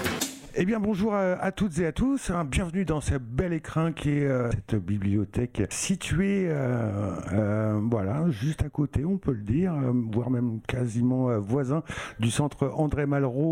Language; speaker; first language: French; native; French